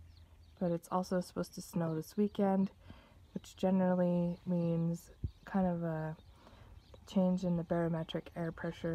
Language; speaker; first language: English; native; English